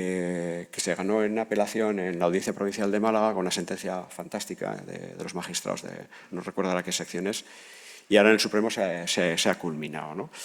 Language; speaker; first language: Spanish; native; Spanish